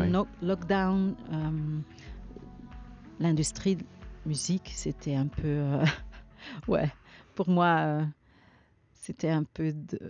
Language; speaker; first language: French; non-native, learner; Dutch